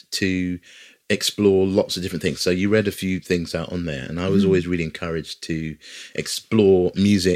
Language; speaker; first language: English; native; English